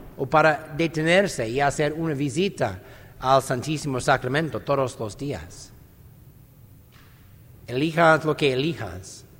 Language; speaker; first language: Spanish; non-native, fluent; English